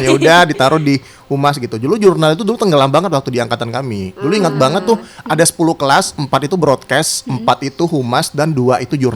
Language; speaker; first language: Indonesian; native; Indonesian